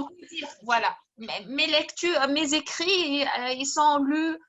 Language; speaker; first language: French; non-native, fluent; Arabic